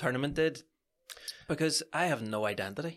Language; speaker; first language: English; native; English